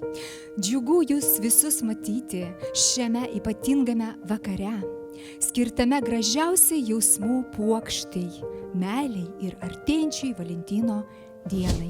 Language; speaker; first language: Lithuanian; native; Lithuanian